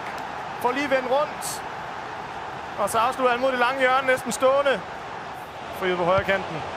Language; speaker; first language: Danish; native; Danish